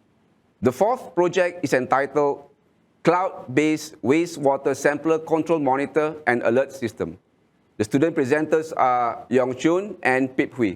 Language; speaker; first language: English; non-native, local second language; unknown